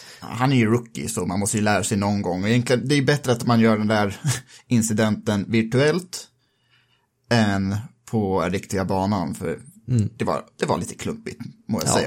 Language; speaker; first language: Swedish; native; Swedish